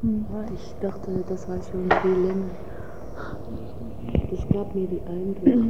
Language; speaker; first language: German; non-native, learner; Dutch